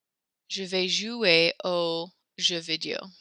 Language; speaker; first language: French; non-native, fluent; English